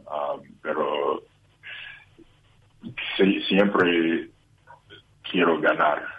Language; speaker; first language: Spanish; non-native, learner; English